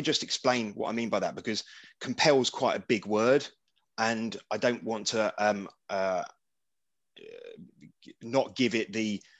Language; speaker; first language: English; native; English